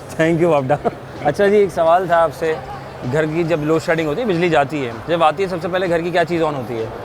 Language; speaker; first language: Urdu; native; Urdu